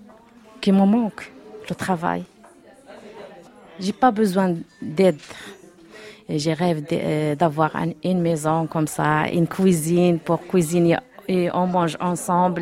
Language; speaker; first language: French; non-native, learner; Arabic